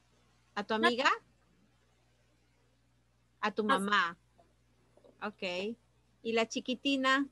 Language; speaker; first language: Spanish; native; Spanish